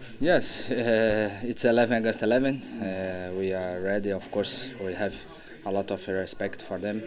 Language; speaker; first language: English; non-native, learner; Portuguese